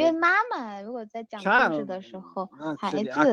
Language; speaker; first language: English; non-native, learner; Chinese